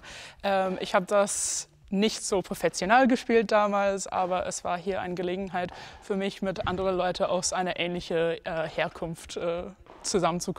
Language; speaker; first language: German; non-native, fluent; English